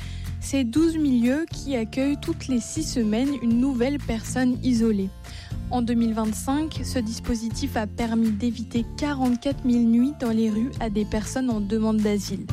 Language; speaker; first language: French; native; French